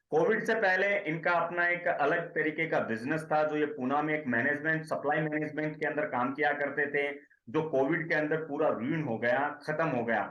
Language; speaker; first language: Hindi; native; Hindi